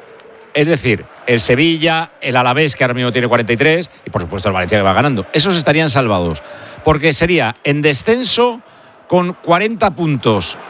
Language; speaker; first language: Spanish; native; Spanish